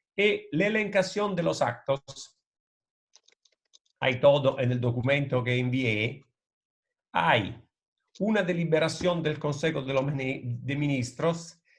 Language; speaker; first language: Spanish; non-native, fluent; Italian